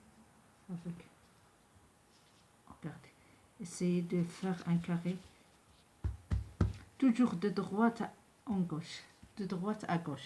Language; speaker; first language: French; non-native, local second language; Arabic